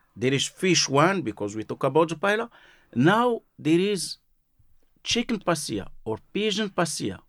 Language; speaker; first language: English; non-native, learner; Arabic